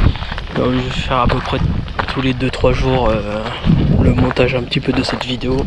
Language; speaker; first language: French; native; French